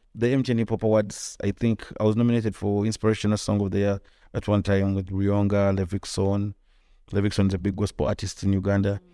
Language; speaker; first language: English; non-native, local second language; Ganda